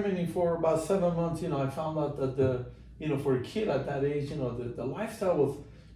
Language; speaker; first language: English; non-native, fluent; Persian